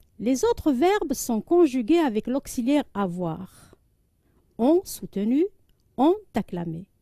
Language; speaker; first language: French; non-native, local second language; Arabic